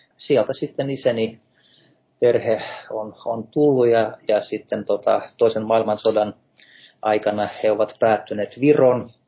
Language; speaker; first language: Finnish; non-native, fluent; Russian